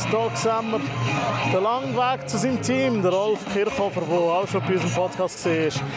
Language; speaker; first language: German; native; German